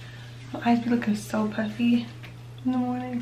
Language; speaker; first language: English; native; English